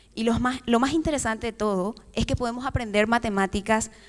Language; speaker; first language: Spanish; native; Spanish